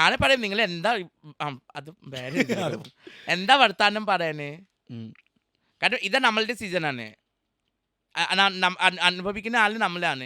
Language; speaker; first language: Malayalam; non-native, local second language; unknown